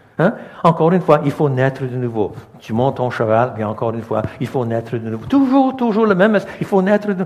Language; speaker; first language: French; non-native, local second language; English